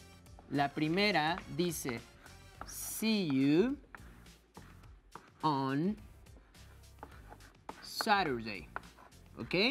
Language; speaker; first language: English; non-native, fluent; Spanish